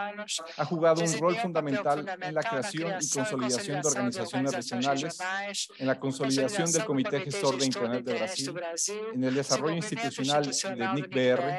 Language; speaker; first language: Spanish; native; Spanish